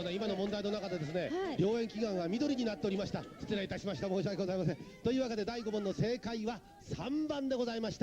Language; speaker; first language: Japanese; native; Japanese